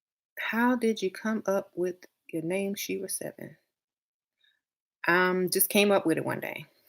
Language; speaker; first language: English; native; English